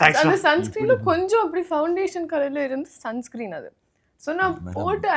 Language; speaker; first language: Tamil; non-native, learner; Telugu